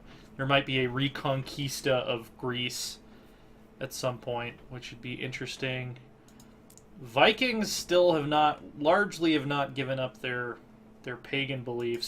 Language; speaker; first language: English; native; English